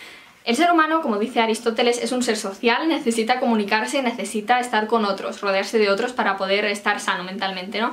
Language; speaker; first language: Spanish; native; Spanish